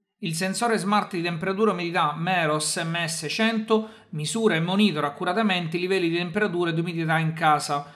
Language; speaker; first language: Italian; native; Italian